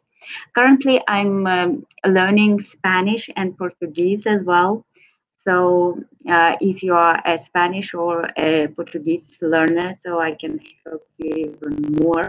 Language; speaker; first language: English; non-native, fluent; Russian